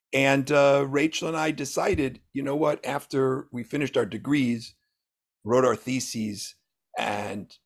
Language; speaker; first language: English; native; English